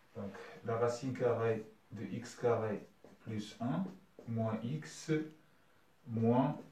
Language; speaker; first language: French; non-native, local second language; Arabic